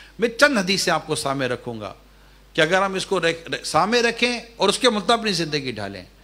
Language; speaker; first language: Urdu; native; Urdu